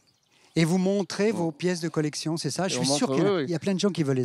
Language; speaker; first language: French; native; French